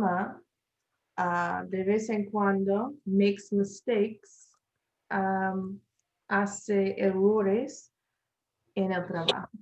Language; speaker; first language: Spanish; non-native, learner; English